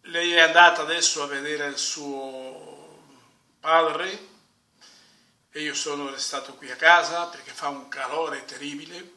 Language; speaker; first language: Italian; non-native, fluent; Spanish